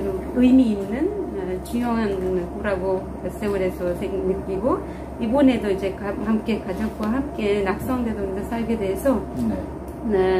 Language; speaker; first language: Korean; non-native, fluent; Turkish